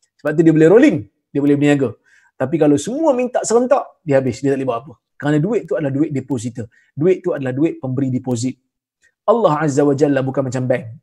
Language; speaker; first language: Malay; native; Malay